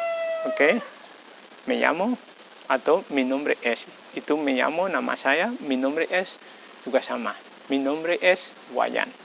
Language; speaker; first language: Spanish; non-native, fluent; Indonesian